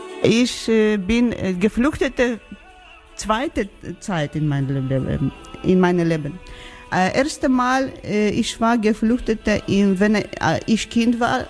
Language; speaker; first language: German; non-native, learner; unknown